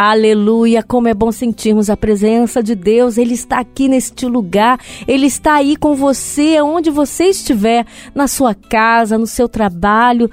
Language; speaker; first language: Portuguese; native; Portuguese